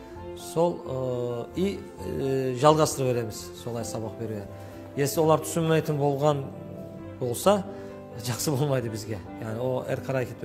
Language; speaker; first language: Kazakh; non-native, learner; Turkish